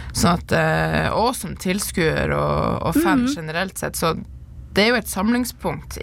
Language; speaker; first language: Norwegian; native; Norwegian